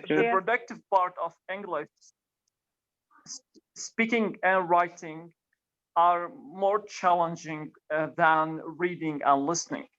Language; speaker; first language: English; non-native, fluent; Arabic